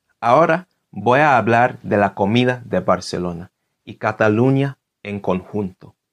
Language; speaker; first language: Spanish; non-native, fluent; English